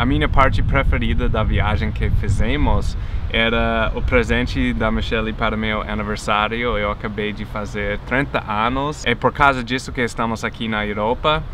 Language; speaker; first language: Portuguese; non-native, fluent; English